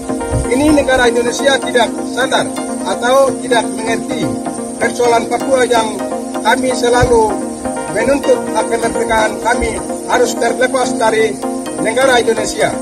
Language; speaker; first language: Indonesian; non-native, local second language; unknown